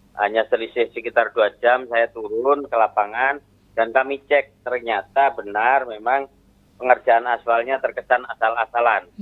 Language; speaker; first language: Indonesian; native; Indonesian